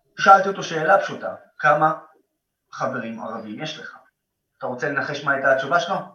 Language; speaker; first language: Hebrew; non-native, local second language; Arabic